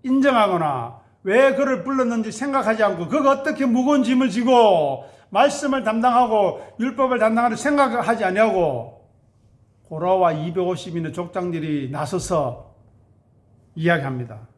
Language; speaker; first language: Korean; native; Korean